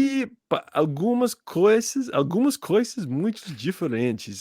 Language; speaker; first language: Portuguese; non-native, learner; English